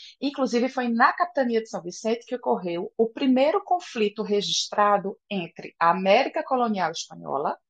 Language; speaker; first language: Portuguese; native; Portuguese